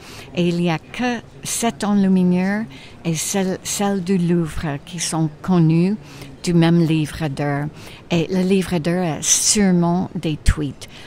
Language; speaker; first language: French; non-native, fluent; English